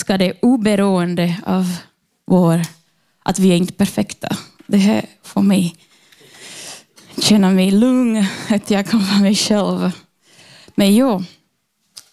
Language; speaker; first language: Swedish; non-native, fluent; Portuguese